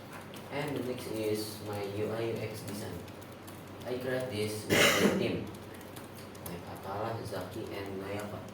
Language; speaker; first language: English; non-native, learner; Indonesian